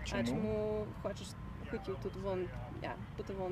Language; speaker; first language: Ukrainian; early bilingual, heritage; Ukrainian